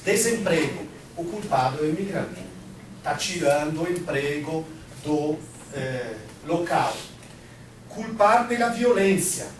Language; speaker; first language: Portuguese; non-native, fluent; Italian